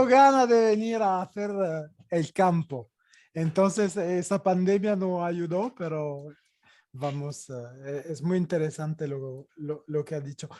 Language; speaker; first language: Spanish; non-native, fluent; Italian